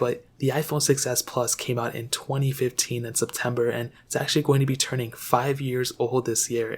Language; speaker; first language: English; native; English